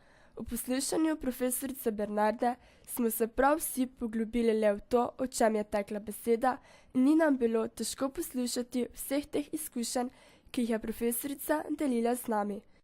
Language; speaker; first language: Slovenian; native; Slovenian